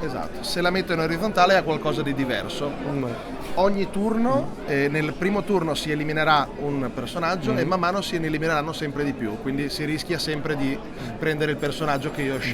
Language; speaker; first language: Italian; native; Italian